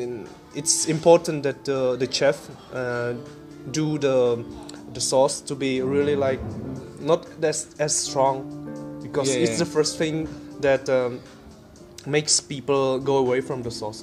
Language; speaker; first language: English; non-native, fluent; Vietnamese